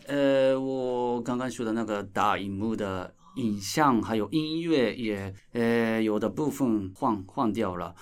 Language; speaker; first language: Chinese; non-native, fluent; Japanese